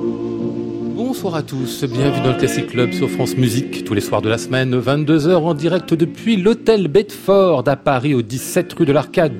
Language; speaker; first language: French; native; French